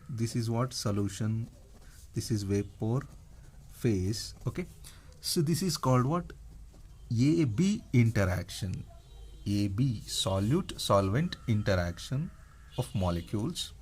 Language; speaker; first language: English; non-native, local second language; Kannada